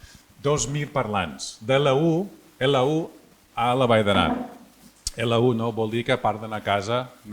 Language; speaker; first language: Catalan; non-native, fluent; English